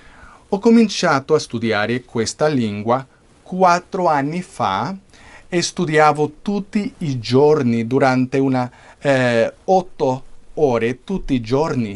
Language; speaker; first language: Italian; non-native, fluent; English